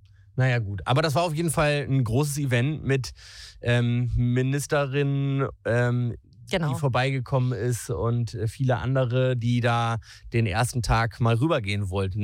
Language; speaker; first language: German; native; German